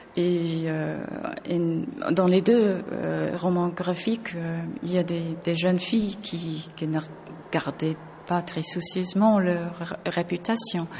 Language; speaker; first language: French; non-native, fluent; English